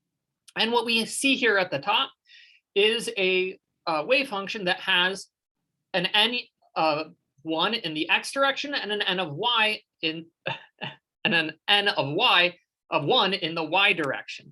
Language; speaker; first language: English; native; English